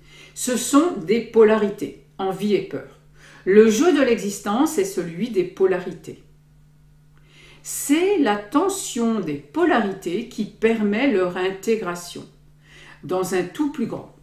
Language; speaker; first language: French; native; French